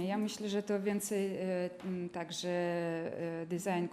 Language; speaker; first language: Polish; non-native, fluent; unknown